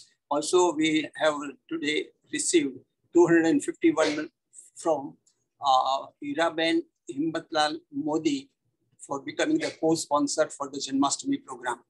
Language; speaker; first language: English; non-native, local second language; Gujarati